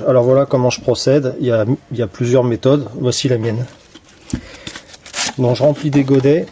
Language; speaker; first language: French; native; French